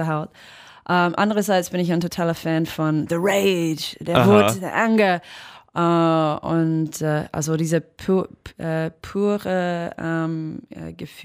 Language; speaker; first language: German; non-native, fluent; English